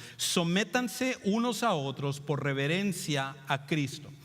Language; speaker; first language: Spanish; native; Spanish